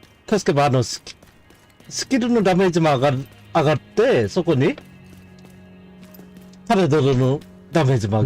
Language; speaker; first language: Japanese; native; Japanese